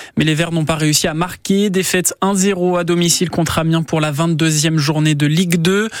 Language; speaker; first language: French; native; French